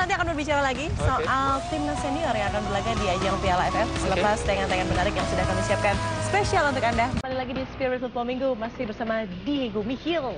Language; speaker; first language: Indonesian; native; Indonesian